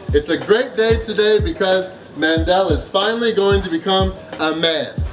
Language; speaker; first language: English; native; English